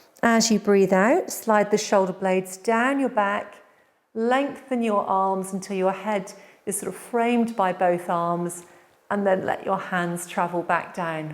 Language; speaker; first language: English; native; English